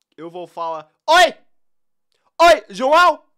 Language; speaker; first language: Portuguese; non-native, learner; English